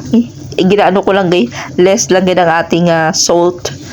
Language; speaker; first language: Filipino; non-native, local second language; Hiligaynon